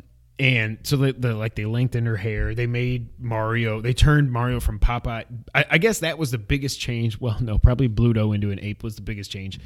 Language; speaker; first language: English; native; English